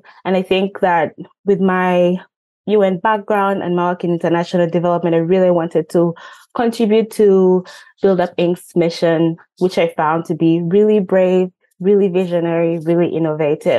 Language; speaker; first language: English; non-native, local second language; Ganda